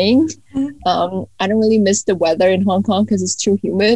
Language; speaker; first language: English; non-native, local second language; Cantonese